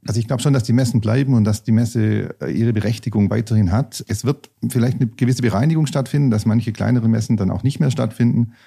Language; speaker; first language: German; native; German